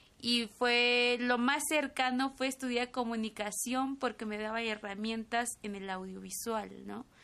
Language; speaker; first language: Spanish; non-native, local second language; Tzotzil